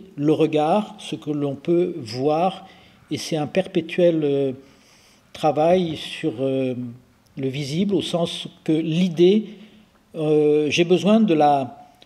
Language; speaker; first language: French; native; French